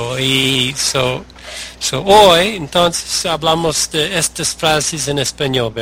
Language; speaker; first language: Spanish; non-native, learner; English